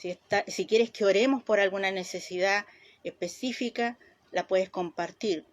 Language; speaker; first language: Spanish; native; Spanish